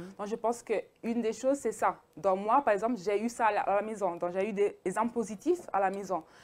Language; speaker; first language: French; early bilingual, heritage; French